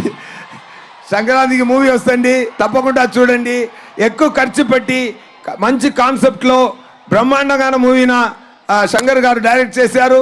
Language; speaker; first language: Telugu; non-native, learner; Tamil